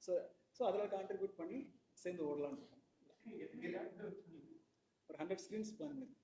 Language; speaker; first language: Tamil; native; Tamil